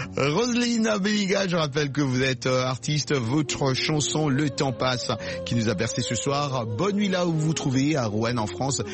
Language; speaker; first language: French; non-native, local second language; Lingala